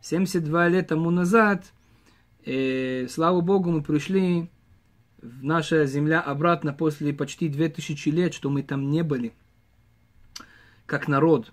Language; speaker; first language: Russian; early bilingual, heritage; Hebrew